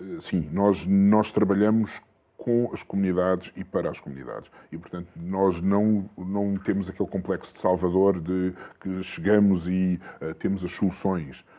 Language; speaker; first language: Portuguese; early bilingual, other home language; Kabuverdianu